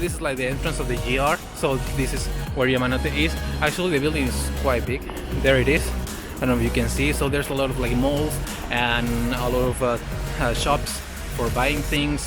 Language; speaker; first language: English; non-native, fluent; Spanish